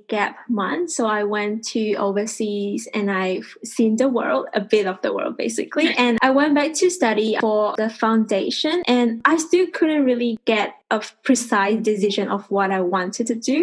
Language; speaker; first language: English; non-native, local second language; Chinese